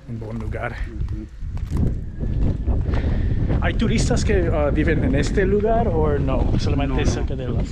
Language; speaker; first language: Spanish; non-native, learner; English